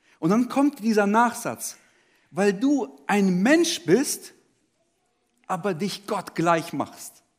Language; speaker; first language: German; early bilingual, other home language; Russian